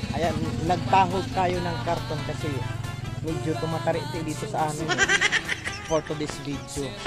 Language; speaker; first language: Filipino; non-native, local second language; Waray